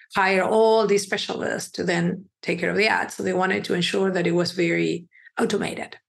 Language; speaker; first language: English; early bilingual, other home language; Spanish